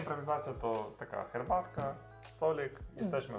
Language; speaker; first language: Polish; non-native, learner; Russian